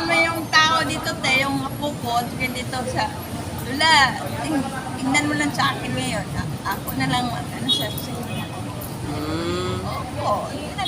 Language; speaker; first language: Filipino; non-native, local second language; Cebuano